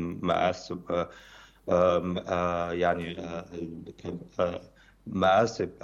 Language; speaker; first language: Arabic; non-native, fluent; Chinese